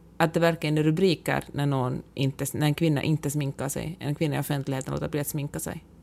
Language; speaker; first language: Swedish; native; Swedish